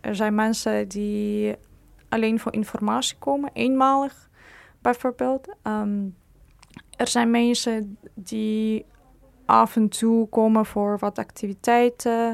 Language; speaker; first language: Dutch; non-native, fluent; Ukrainian